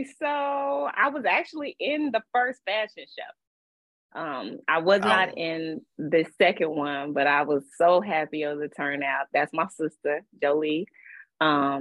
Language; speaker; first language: English; native; English